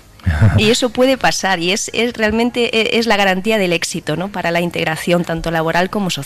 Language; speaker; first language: Spanish; native; Spanish